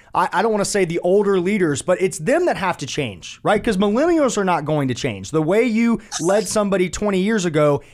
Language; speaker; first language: English; native; English